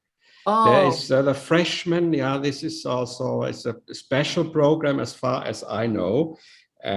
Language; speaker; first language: English; non-native, fluent; Indonesian